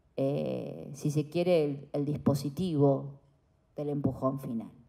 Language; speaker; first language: Spanish; native; Spanish